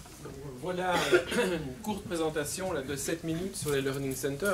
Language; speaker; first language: French; native; French